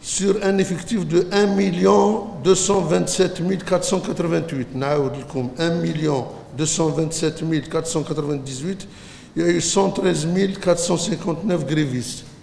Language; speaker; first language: French; non-native, local second language; Arabic